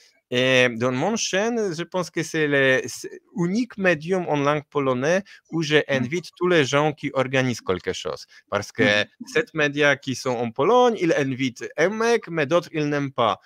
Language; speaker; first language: French; non-native, fluent; Polish